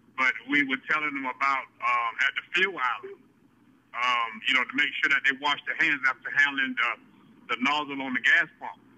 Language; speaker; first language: English; native; English